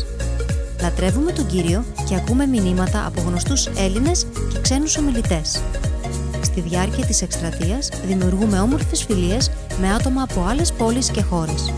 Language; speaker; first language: Greek; native; Greek